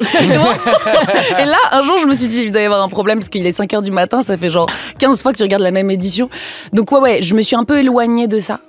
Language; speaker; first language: French; native; French